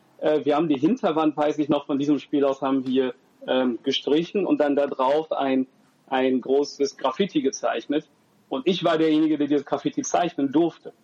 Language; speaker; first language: German; early bilingual, other home language; French